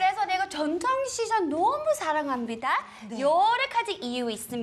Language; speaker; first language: Korean; non-native, learner; English